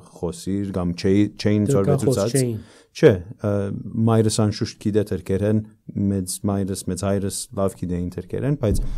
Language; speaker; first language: Armenian; early bilingual, heritage; Armenian